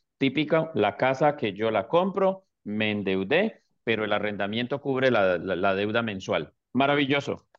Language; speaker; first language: Spanish; native; Spanish